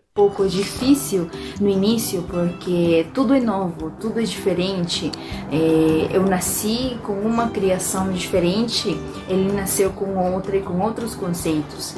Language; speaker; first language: Portuguese; non-native, fluent; Spanish